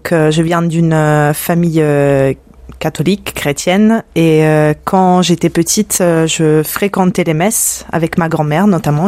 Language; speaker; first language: French; non-native, fluent; Italian